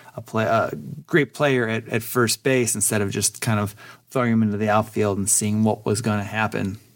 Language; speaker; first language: English; early bilingual, other home language; Polish